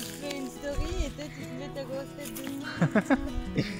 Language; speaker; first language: French; native; French